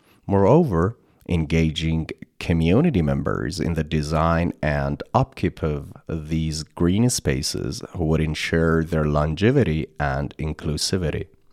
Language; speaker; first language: English; non-native, fluent; Persian